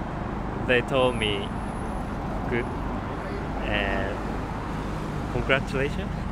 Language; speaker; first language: English; non-native, learner; Japanese